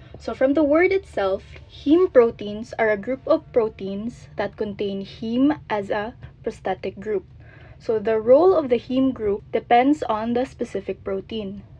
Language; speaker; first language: English; non-native, local second language; Filipino